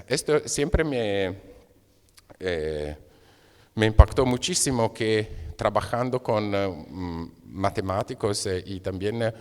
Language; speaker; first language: Spanish; non-native, fluent; Italian